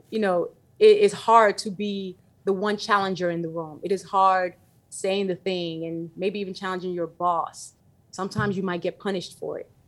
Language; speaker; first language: English; early bilingual, other home language; Yoruba